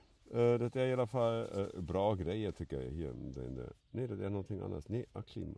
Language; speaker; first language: Swedish; non-native, fluent; German